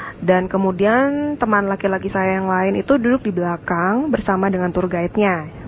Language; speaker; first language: Indonesian; native; Indonesian